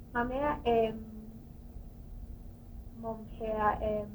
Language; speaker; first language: French; non-native, learner; English